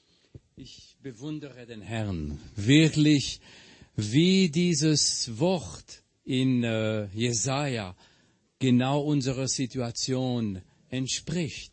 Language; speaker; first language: German; non-native, fluent; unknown